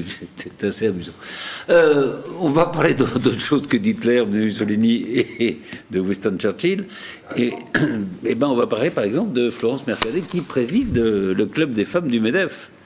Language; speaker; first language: French; native; French